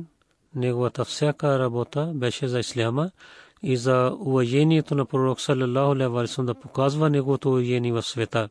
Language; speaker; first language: Bulgarian; non-native, fluent; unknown